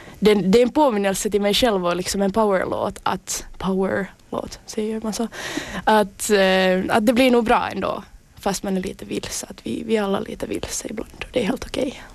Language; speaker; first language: Swedish; native; Swedish